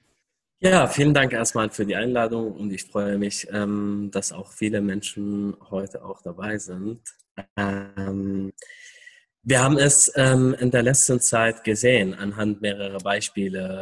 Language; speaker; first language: German; non-native, fluent; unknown